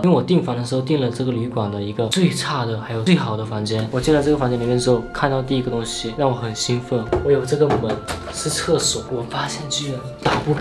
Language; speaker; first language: Chinese; native; Chinese